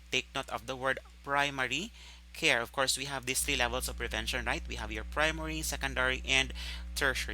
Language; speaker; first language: English; non-native, local second language; Filipino